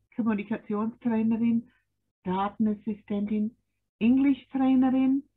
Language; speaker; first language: German; non-native, fluent; English